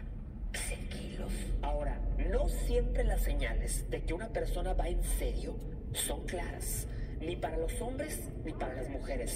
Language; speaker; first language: Spanish; native; Spanish